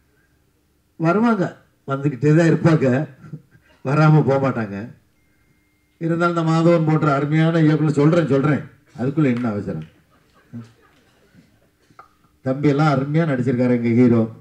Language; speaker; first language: Tamil; native; Tamil